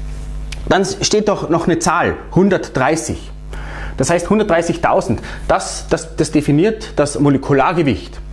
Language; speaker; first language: German; native; German